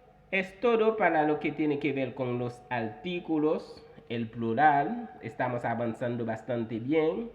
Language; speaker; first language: Spanish; non-native, fluent; Haitian Creole